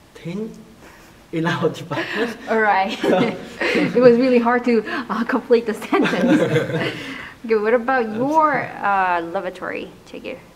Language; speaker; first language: English; non-native, fluent; Vietnamese